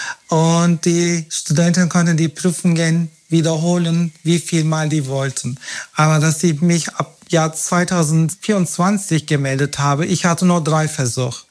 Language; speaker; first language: German; non-native, fluent; Turkish